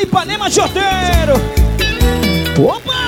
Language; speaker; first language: Portuguese; native; Portuguese